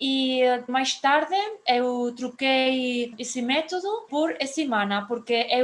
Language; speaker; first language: Portuguese; non-native, fluent; Spanish